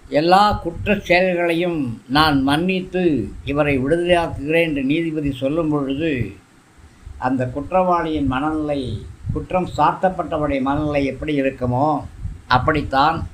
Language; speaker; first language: Tamil; native; Tamil